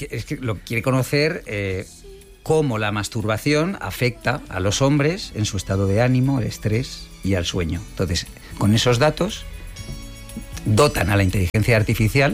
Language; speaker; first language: Spanish; native; Spanish